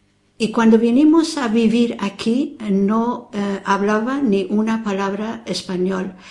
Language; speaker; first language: Spanish; non-native, fluent; Persian